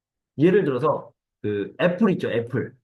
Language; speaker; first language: Korean; native; Korean